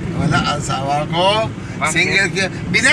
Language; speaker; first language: Filipino; non-native, learner; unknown